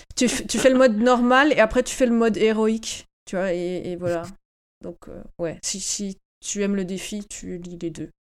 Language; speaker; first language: French; native; French